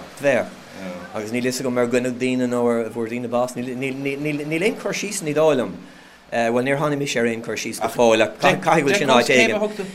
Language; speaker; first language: Irish; non-native, local second language; English